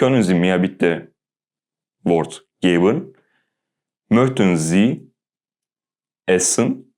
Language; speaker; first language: German; non-native, learner; Turkish